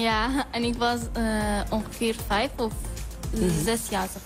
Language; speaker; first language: Dutch; non-native, fluent; Persian